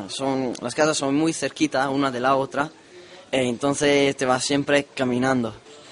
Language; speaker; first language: Spanish; non-native, learner; Italian